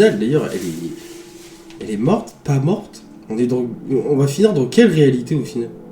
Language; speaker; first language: French; native; French